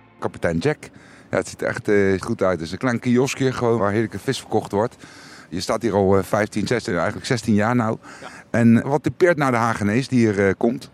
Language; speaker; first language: Dutch; native; Dutch